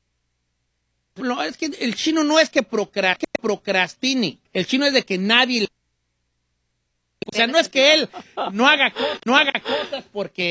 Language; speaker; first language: Spanish; native; Spanish